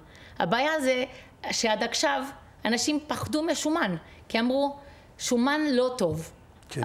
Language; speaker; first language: Hebrew; non-native, fluent; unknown